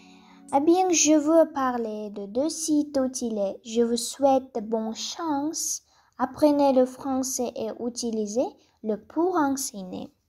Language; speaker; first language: French; non-native, fluent; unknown